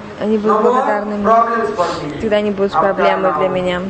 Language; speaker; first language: Russian; native; Russian